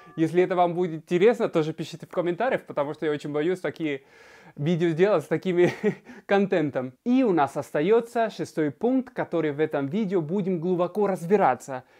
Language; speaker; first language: Russian; non-native, fluent; Spanish